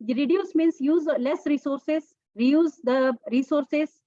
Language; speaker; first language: English; non-native, local second language; Telugu